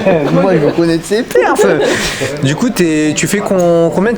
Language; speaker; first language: French; native; French